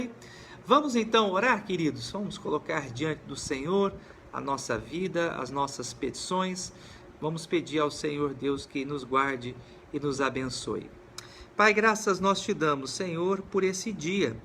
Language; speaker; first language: Portuguese; native; Portuguese